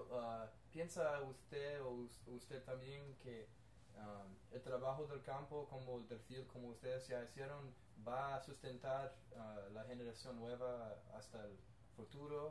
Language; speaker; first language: Spanish; non-native, learner; English